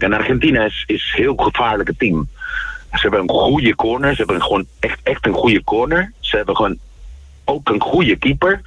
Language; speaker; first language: Dutch; non-native, fluent; Spanish